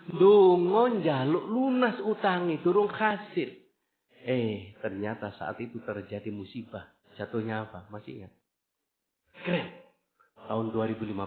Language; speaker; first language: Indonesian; non-native, local second language; Javanese